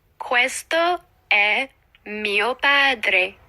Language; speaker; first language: Italian; non-native, learner; English